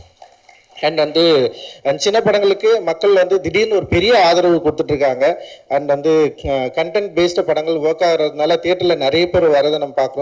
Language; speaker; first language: Tamil; native; Tamil